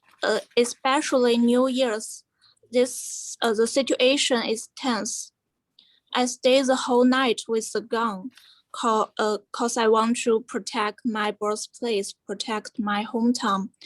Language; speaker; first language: English; non-native, fluent; Chinese